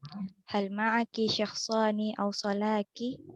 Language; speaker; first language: Arabic; non-native, learner; Indonesian